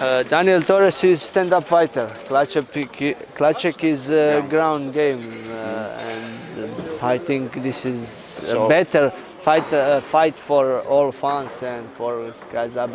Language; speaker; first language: English; non-native, learner; Polish